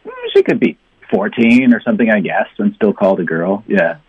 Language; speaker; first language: English; native; English